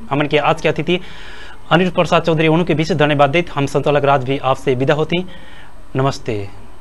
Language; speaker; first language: Bhojpuri; non-native, local second language; Rana Tharu